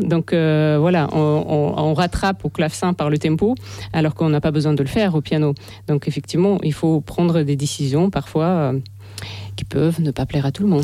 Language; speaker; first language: French; non-native, fluent; Russian